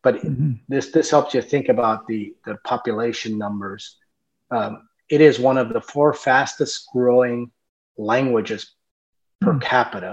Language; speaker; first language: English; early bilingual, other home language; German